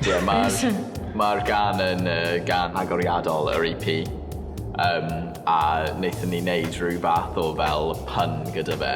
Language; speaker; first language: Welsh; non-native, local second language; English